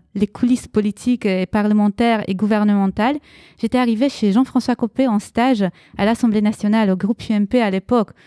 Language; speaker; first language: French; early bilingual, other home language; Romanian